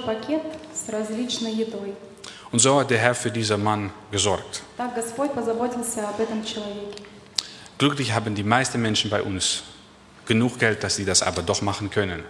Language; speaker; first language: German; non-native, learner; Dutch